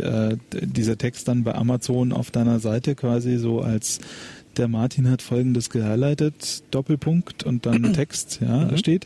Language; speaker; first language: German; native; German